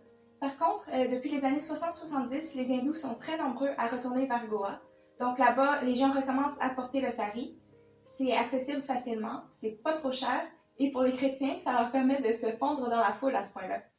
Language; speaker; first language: French; native; French